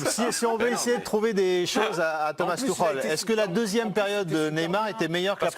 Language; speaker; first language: French; native; French